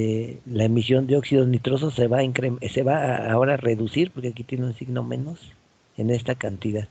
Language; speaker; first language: Spanish; native; Spanish